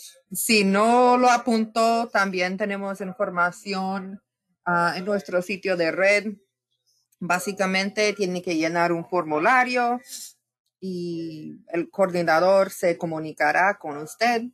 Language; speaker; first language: Spanish; non-native, fluent; English